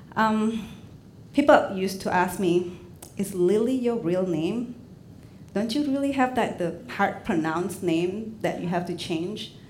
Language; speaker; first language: English; non-native, fluent; Indonesian